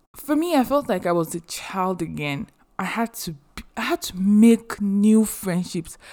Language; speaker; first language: English; non-native, local second language; Yoruba